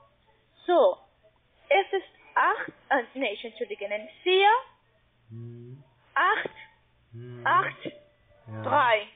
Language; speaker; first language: German; non-native, learner; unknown